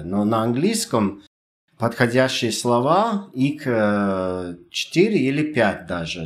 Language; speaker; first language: Russian; non-native, fluent; English